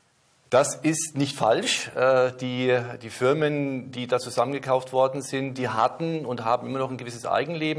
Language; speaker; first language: German; native; German